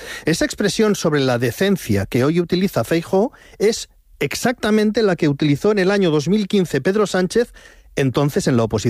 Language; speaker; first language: Spanish; native; Spanish